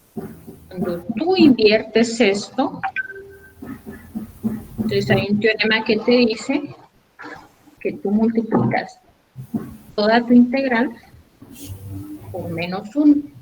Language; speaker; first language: Spanish; native; Spanish